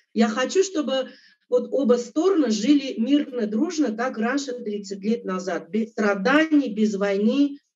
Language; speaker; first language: Russian; non-native, local second language; Armenian